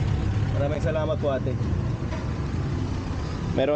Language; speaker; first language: Filipino; non-native, learner; English